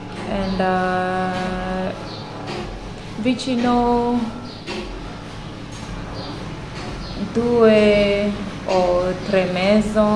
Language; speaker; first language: Italian; non-native, learner; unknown